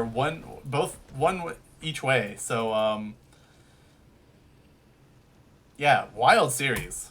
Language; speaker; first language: English; native; English